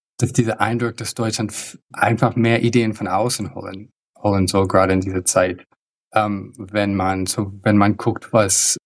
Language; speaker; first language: German; early bilingual, heritage; English